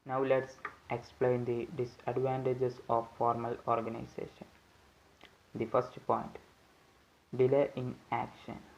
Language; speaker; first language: English; non-native, local second language; Malayalam